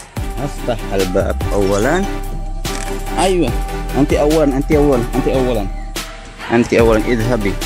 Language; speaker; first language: Arabic; non-native, fluent; Indonesian